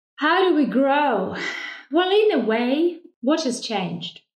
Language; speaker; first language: English; non-native, fluent; Estonian